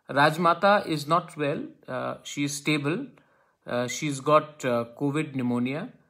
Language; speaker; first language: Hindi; non-native, local second language; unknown